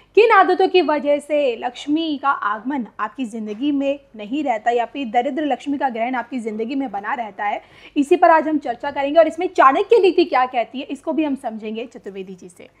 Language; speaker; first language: Hindi; native; Hindi